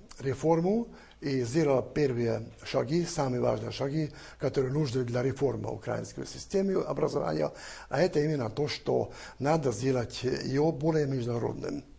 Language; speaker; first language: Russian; non-native, fluent; Hungarian